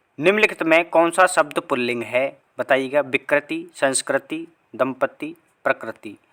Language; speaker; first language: Hindi; native; Hindi